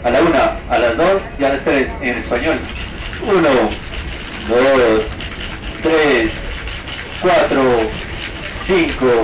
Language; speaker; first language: Spanish; native; Spanish